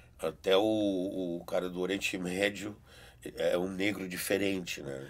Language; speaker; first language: Portuguese; early bilingual, heritage; Portuguese